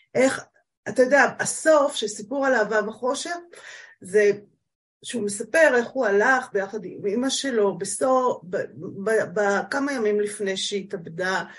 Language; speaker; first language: Hebrew; native; Hebrew